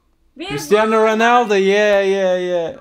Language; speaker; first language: English; non-native, learner; Russian